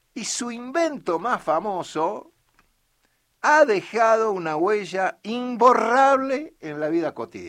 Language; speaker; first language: Spanish; native; Spanish